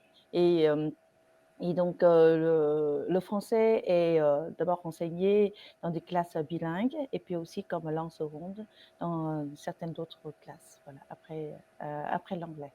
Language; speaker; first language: French; non-native, fluent; Vietnamese